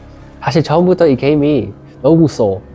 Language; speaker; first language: Korean; non-native, learner; Indonesian